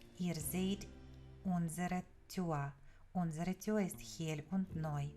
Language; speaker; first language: German; non-native, fluent; Ukrainian